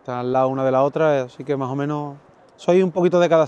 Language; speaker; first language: Spanish; native; Spanish